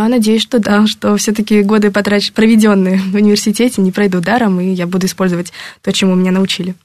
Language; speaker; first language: Russian; native; Russian